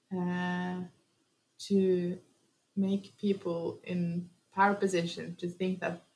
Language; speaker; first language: English; early bilingual, heritage; Norwegian